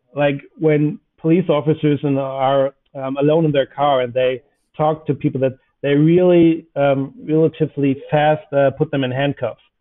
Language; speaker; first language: English; non-native, fluent; German